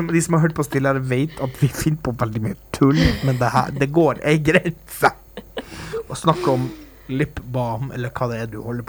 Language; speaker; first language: Norwegian; native; Norwegian